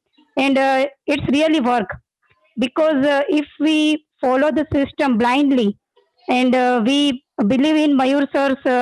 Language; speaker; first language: English; non-native, learner; Gujarati